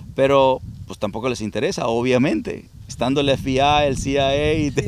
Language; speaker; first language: Spanish; native; Spanish